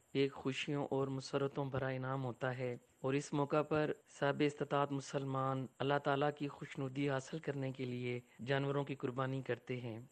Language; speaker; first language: Urdu; non-native, local second language; Punjabi